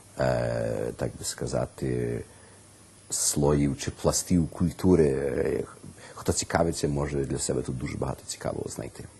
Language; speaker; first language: Ukrainian; early bilingual, heritage; Ukrainian